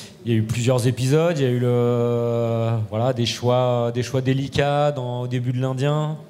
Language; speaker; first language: French; native; French